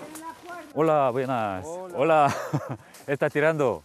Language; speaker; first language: Spanish; non-native, learner; Korean